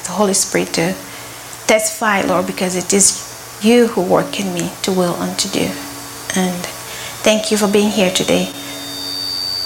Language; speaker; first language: English; non-native, fluent; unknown